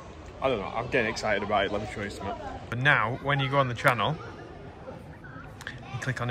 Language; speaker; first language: English; native; English